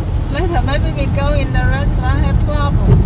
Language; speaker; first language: English; non-native, learner; Chinese